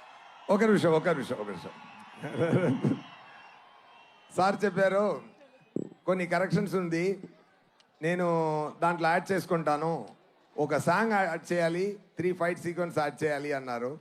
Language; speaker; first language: Telugu; non-native, learner; Tamil